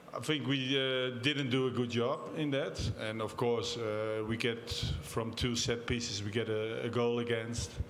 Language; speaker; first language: English; non-native, fluent; Dutch